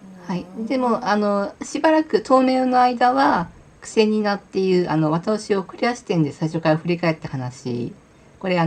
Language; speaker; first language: Japanese; native; Japanese